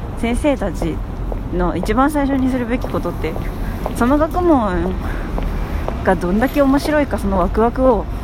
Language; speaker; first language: Japanese; native; Japanese